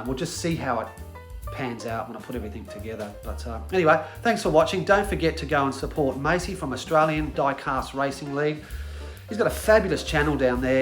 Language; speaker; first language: English; native; English